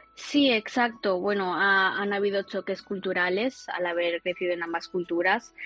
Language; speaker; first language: Spanish; early bilingual, other home language; Wu Chinese